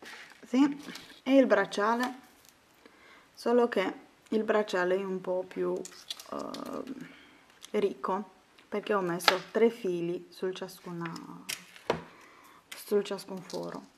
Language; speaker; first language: Italian; non-native, fluent; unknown